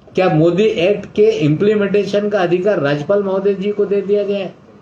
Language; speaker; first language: Hindi; non-native, local second language; Marathi